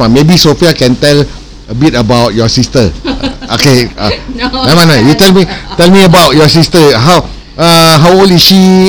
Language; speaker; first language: English; non-native, local second language; Malay